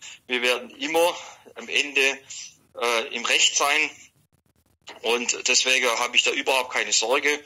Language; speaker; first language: German; native; German